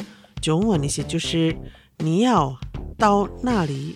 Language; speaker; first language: Chinese; non-native, local second language; Indonesian